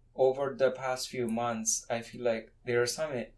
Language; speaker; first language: English; non-native, local second language; Bangla